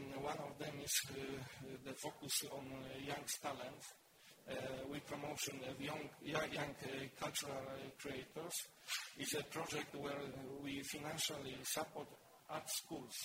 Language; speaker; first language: English; non-native, learner; Polish